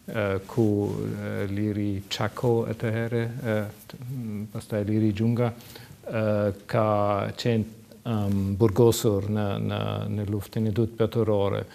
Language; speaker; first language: Albanian; non-native, learner; German